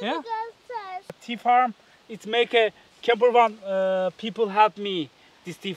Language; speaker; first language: English; non-native, learner; Turkish